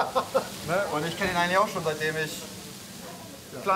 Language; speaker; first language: German; native; German